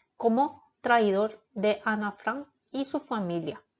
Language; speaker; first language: Spanish; non-native, fluent; Korean